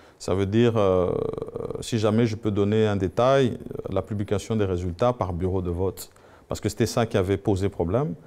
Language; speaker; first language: French; non-native, local second language; Swahili